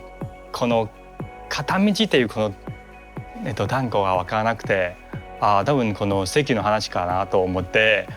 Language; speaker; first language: Japanese; non-native, fluent; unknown